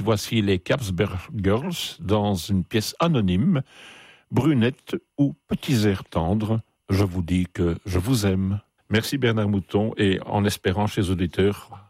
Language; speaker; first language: French; native; French